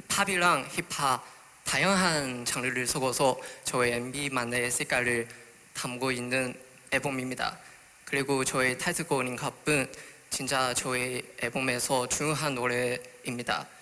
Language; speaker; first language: Korean; non-native, learner; Chinese